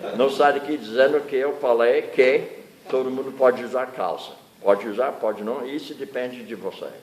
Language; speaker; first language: Portuguese; non-native, fluent; English